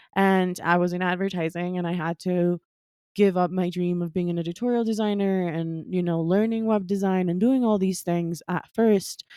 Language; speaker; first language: English; non-native, fluent; Spanish